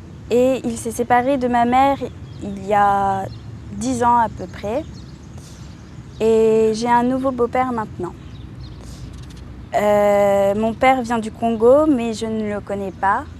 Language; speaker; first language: French; early bilingual, other home language; English